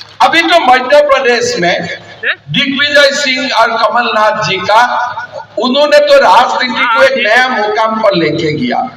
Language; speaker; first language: Hindi; non-native, local second language; Assamese